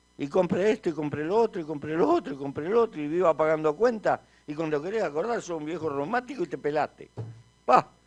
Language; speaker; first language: Spanish; native; Spanish